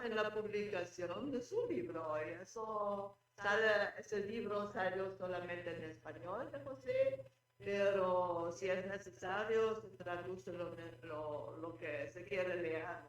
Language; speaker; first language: Spanish; non-native, fluent; German